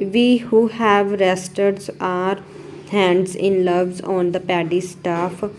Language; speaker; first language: English; non-native, local second language; Punjabi